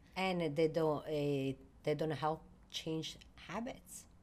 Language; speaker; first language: English; non-native, fluent; Italian